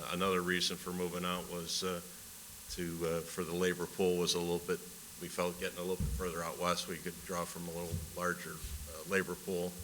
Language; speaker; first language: English; native; English